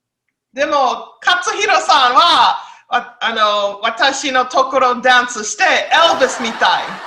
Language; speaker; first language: Japanese; non-native, learner; English